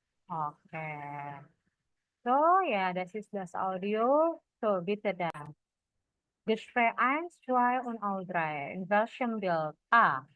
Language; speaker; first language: German; non-native, fluent; Indonesian